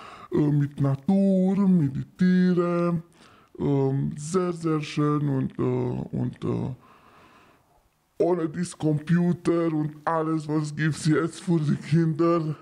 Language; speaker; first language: German; non-native, learner; Romanian